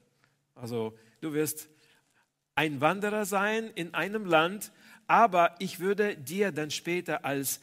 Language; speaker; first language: German; non-native, fluent; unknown